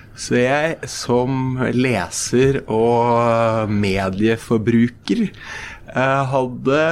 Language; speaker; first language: Norwegian; native; Norwegian